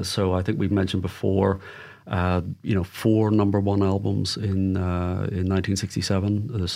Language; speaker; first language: English; native; English